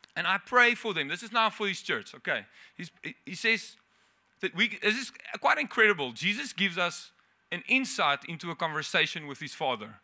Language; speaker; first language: English; non-native, local second language; Afrikaans